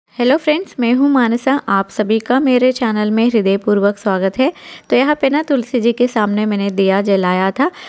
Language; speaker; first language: Hindi; non-native, local second language; Telugu